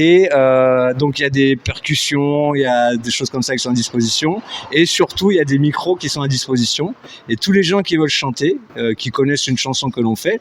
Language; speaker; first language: French; native; French